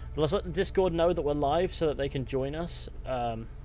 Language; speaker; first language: English; native; English